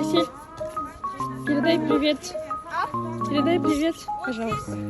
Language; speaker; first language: Russian; non-native, local second language; Kazakh